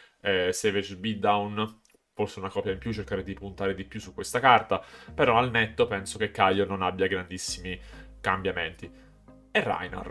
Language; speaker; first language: Italian; native; Italian